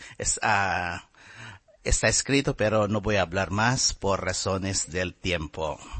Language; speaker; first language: Spanish; non-native, fluent; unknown